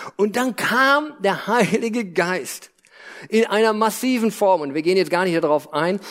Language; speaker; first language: German; native; German